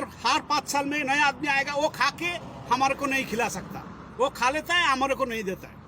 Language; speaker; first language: Hindi; non-native, fluent; Bangla